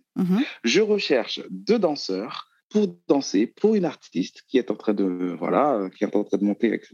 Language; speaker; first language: French; non-native, local second language; Haitian Creole